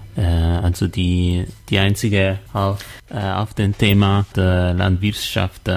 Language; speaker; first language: German; non-native, learner; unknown